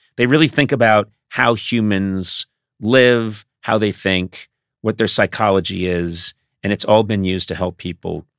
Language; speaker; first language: English; native; English